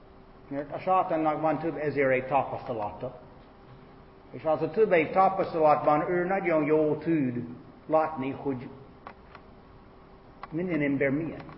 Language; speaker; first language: Hungarian; non-native, fluent; English